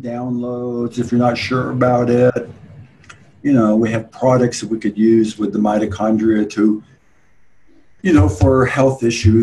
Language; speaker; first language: English; native; English